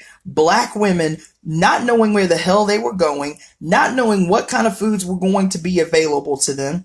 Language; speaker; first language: English; native; English